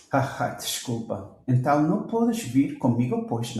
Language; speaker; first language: Portuguese; non-native, learner; English